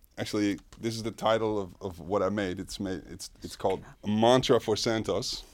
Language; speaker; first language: English; non-native, fluent; Dutch